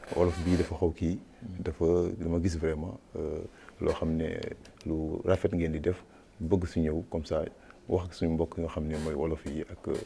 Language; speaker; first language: Wolof; non-native, local second language; Fula